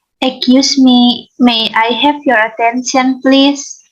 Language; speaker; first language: English; non-native, learner; Indonesian